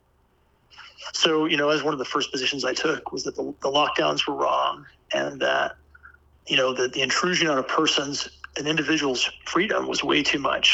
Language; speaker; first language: English; native; English